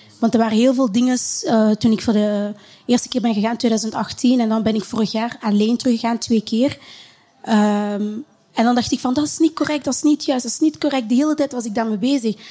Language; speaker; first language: Dutch; early bilingual, other home language; Lingala